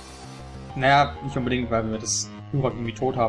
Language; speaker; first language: German; native; German